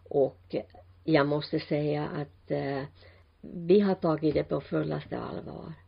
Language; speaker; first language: Swedish; non-native, local second language; Finnish